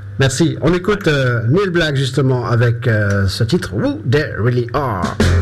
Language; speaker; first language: French; native; French